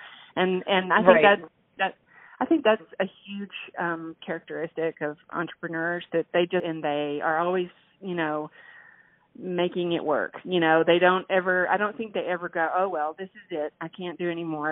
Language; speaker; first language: English; native; English